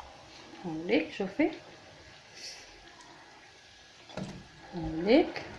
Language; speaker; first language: Arabic; native; Arabic